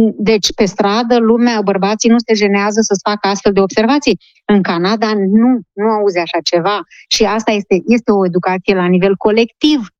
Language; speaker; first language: Romanian; native; Romanian